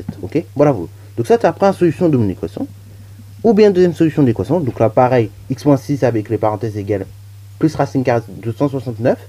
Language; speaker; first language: French; native; French